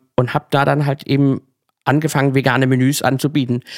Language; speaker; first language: German; native; German